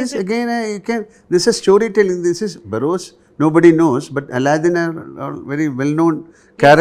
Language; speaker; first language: English; non-native, local second language; Malayalam